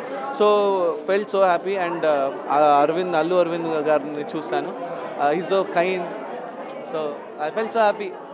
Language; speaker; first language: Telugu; non-native, learner; Kannada